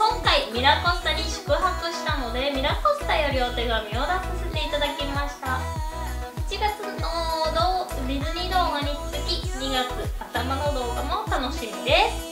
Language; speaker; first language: Japanese; native; Japanese